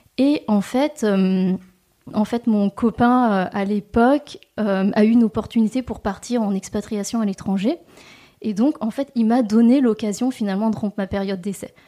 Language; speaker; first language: French; native; French